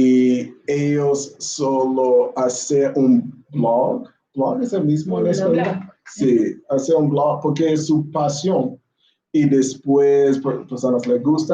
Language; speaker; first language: Spanish; non-native, learner; English